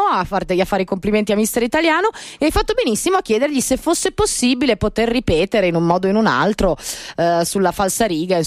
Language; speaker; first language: Italian; native; Italian